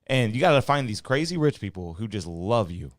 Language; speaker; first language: English; native; English